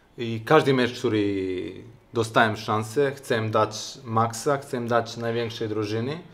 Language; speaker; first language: Polish; non-native, learner; Serbian